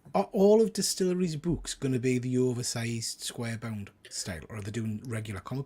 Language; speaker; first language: English; native; English